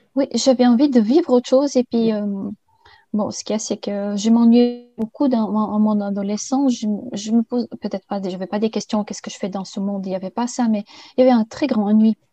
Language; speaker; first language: French; non-native, fluent; Bulgarian